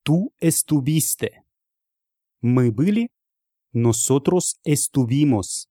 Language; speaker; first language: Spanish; non-native, fluent; Russian